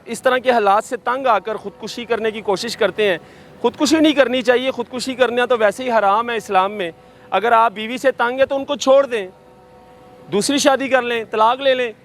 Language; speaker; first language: Urdu; non-native, local second language; Punjabi